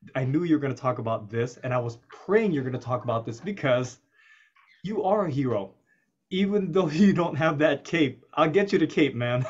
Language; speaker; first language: English; native; English